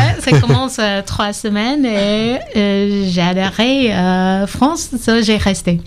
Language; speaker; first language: French; non-native, learner; English